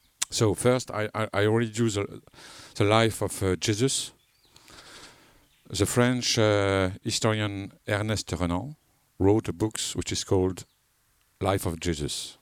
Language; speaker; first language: English; non-native, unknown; French